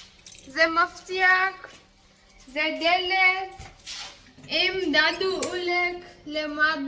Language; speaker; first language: Hebrew; non-native, learner; Gujarati